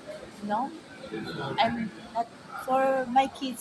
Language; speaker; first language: English; non-native, local second language; Filipino